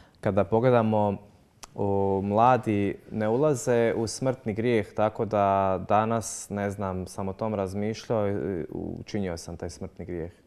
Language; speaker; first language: Croatian; native; Croatian